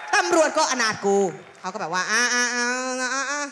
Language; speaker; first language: Thai; native; Thai